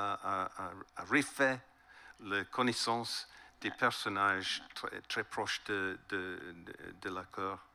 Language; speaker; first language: French; non-native, learner; English